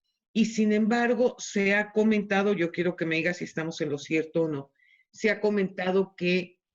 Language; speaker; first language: Spanish; native; Spanish